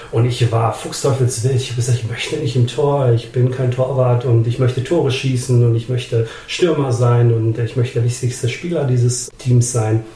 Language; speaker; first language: German; early bilingual, other home language; Bosnian